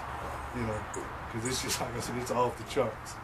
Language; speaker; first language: English; native; English